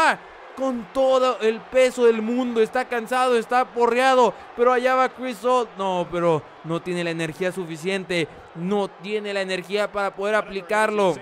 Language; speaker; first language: Spanish; native; Spanish